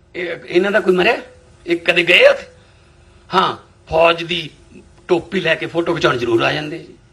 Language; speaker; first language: Punjabi; native; Punjabi